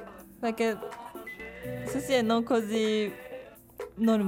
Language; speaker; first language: Italian; non-native, learner; Japanese